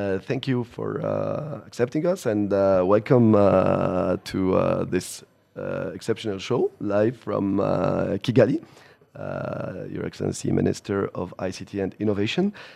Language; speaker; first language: English; non-native, fluent; Arabic